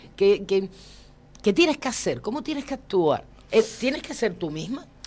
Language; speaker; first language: Spanish; native; Spanish